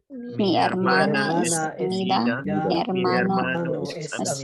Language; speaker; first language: Spanish; non-native, learner; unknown